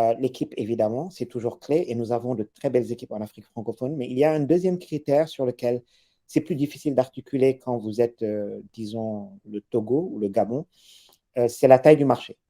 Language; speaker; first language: French; non-native, local second language; Wolof